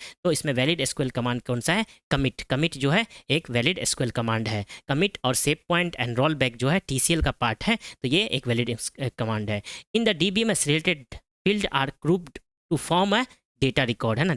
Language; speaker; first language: Hindi; native; Hindi